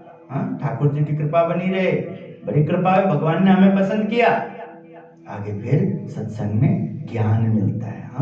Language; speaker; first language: Hindi; native; Hindi